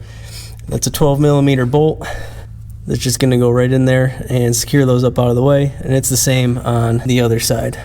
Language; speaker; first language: English; native; English